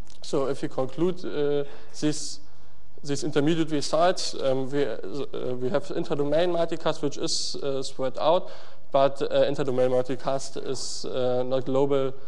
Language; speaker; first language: English; non-native, fluent; German